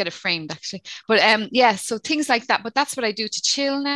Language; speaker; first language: English; native; English